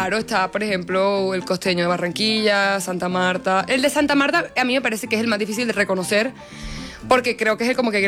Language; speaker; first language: Spanish; native; Spanish